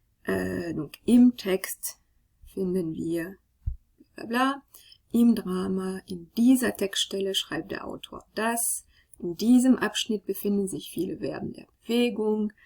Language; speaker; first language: German; non-native, fluent; French